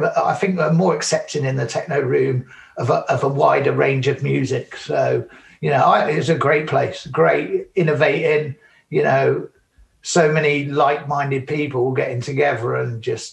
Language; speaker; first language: English; native; English